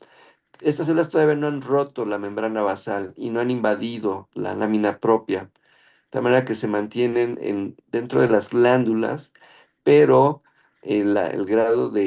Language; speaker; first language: Spanish; native; Spanish